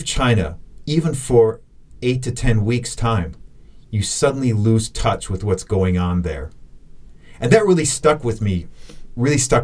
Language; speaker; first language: English; native; English